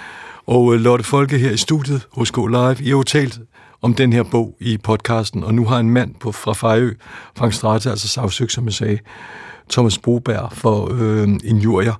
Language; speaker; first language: Danish; native; Danish